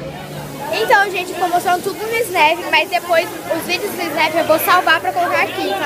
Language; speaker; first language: Portuguese; native; Portuguese